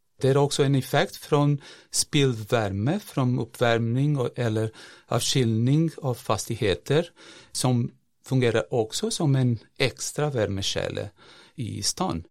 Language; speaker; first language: Swedish; non-native, fluent; Portuguese